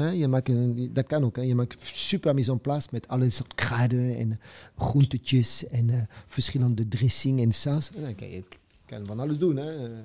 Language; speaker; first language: Dutch; non-native, fluent; French